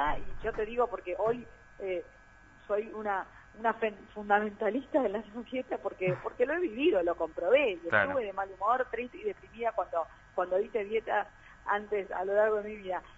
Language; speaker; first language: Spanish; native; Spanish